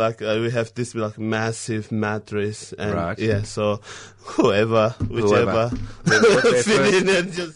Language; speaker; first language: English; non-native, fluent; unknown